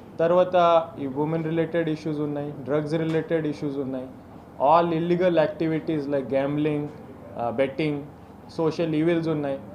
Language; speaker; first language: Telugu; non-native, local second language; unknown